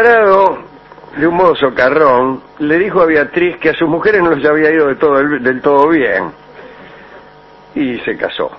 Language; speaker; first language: Spanish; native; Spanish